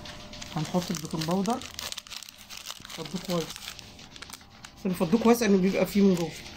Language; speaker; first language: Arabic; native; Arabic